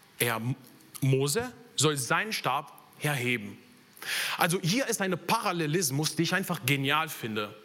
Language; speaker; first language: German; non-native, fluent; Italian